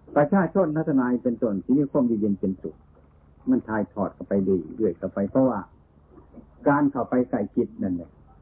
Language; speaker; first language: Thai; native; Thai